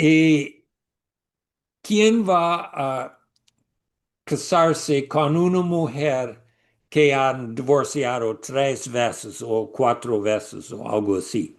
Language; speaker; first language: Spanish; non-native, learner; English